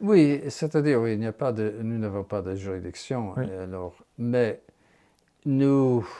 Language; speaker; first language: French; non-native, fluent; English